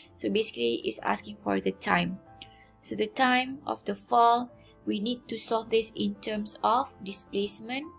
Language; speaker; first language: English; non-native, local second language; Malay